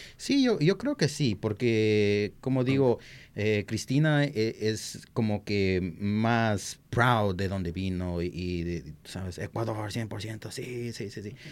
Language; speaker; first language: Spanish; early bilingual, other home language; English